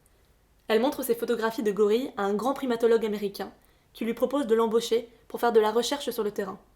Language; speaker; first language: French; native; French